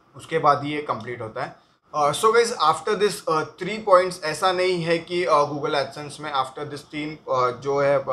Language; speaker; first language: Hindi; non-native, local second language; Marathi